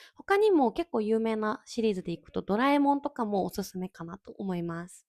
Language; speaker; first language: Japanese; native; Japanese